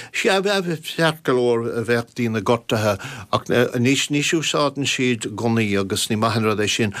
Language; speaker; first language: Irish; native; Irish